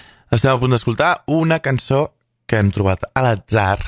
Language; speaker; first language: Catalan; native; Catalan